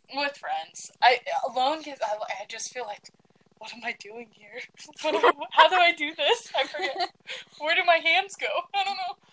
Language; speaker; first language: English; early bilingual, other home language; Greek